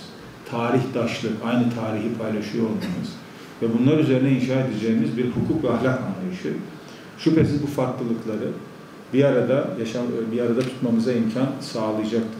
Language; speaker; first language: Turkish; native; Turkish